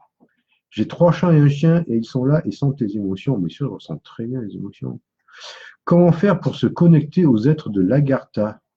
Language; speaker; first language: French; native; French